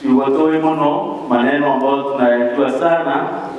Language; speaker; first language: English; non-native, local second language; Swahili